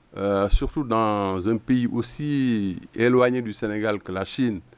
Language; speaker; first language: French; non-native, local second language; Wolof